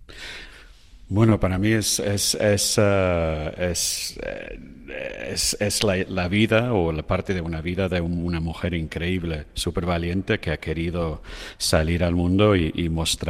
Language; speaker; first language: Spanish; non-native, fluent; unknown